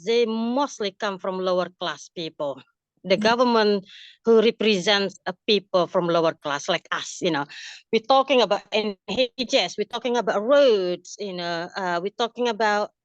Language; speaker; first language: English; non-native, fluent; Indonesian